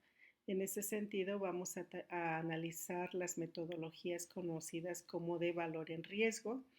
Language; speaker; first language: Spanish; native; Spanish